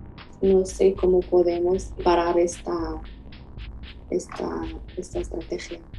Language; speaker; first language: Spanish; non-native, fluent; Arabic